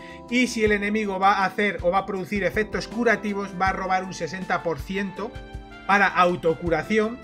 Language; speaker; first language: Spanish; native; Spanish